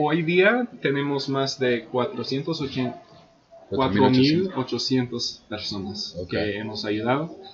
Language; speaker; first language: Spanish; non-native, fluent; English